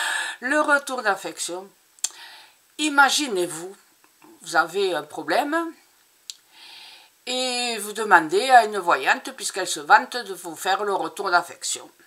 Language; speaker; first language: French; native; French